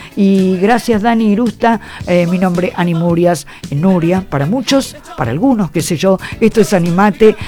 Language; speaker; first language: Spanish; native; Spanish